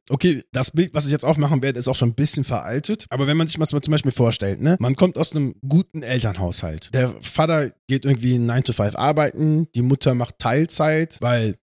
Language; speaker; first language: German; native; German